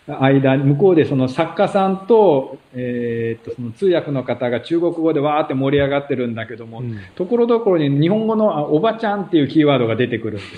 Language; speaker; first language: Japanese; native; Japanese